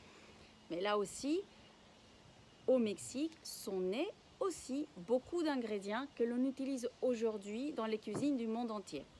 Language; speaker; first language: French; non-native, fluent; Spanish